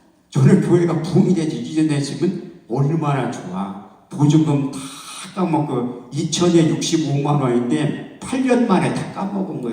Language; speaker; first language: Korean; native; Korean